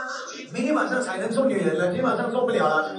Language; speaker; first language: Chinese; native; Chinese